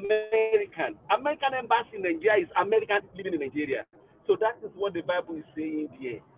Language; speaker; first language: English; non-native, local second language; Yoruba